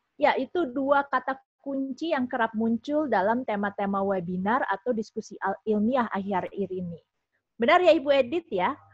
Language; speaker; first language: Indonesian; native; Indonesian